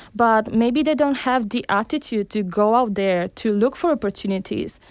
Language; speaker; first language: English; early bilingual, heritage; Spanish